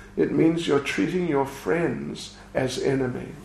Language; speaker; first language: English; native; English